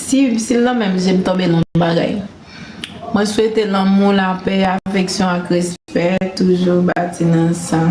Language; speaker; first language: French; non-native, learner; Haitian Creole